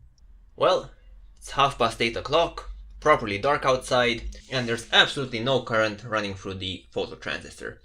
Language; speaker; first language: English; non-native, fluent; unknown